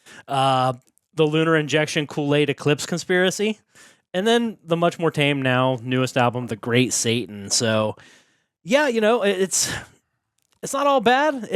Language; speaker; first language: English; native; English